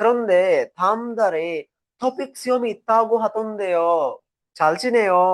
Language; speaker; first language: Korean; non-native, fluent; Sinhala